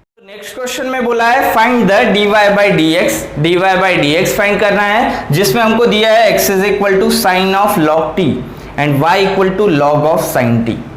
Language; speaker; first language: Hindi; native; Hindi